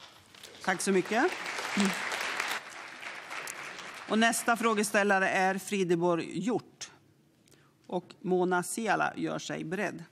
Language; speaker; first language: Swedish; native; Swedish